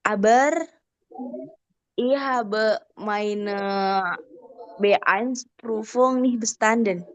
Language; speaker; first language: German; non-native, learner; Indonesian